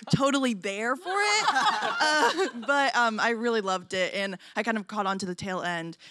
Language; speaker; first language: English; native; English